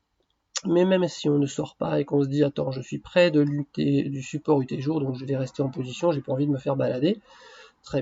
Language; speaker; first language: French; native; French